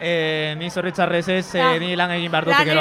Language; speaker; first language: Basque; non-native, local second language; Spanish